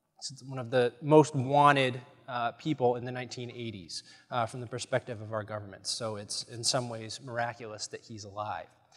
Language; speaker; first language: English; native; English